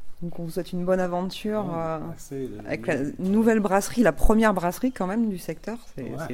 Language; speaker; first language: French; native; French